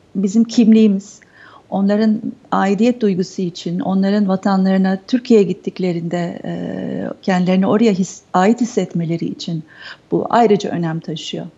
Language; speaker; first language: Turkish; native; Turkish